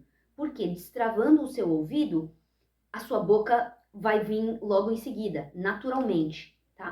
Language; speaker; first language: Portuguese; early bilingual, heritage; Portuguese